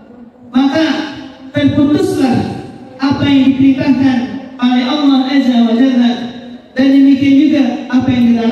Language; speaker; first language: Indonesian; native; Indonesian